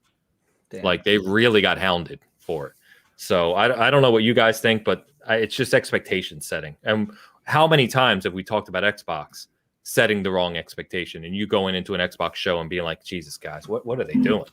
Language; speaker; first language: English; native; English